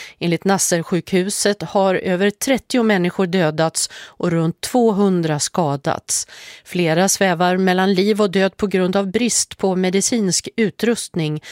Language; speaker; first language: Swedish; native; Swedish